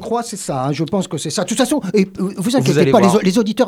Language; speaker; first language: French; native; French